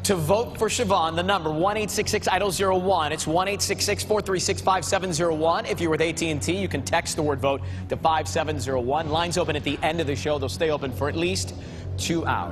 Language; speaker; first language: English; native; English